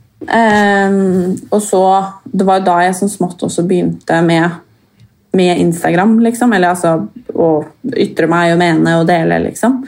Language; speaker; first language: Norwegian; native; Norwegian